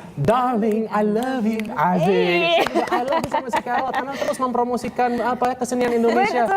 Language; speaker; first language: Indonesian; native; Indonesian